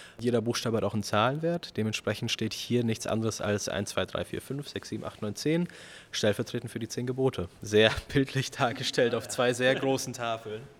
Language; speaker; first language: German; early bilingual, other home language; Russian